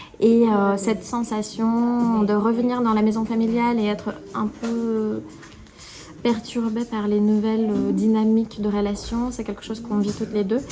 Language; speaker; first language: French; non-native, fluent; Russian